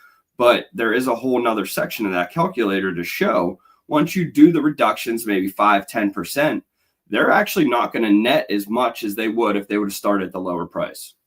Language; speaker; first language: English; native; English